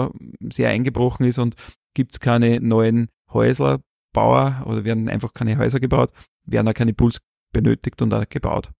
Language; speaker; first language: German; native; German